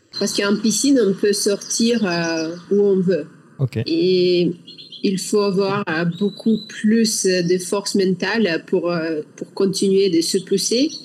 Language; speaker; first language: French; non-native, learner; Russian